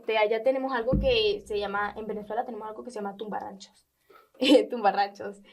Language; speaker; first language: Spanish; native; Spanish